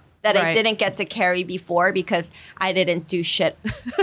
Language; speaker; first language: English; non-native, fluent; Korean